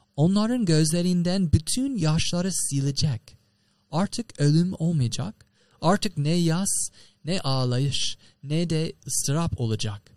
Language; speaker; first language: Turkish; non-native, fluent; English